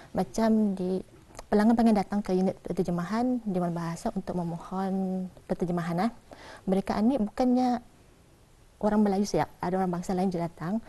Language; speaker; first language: Malay; non-native, local second language; Iban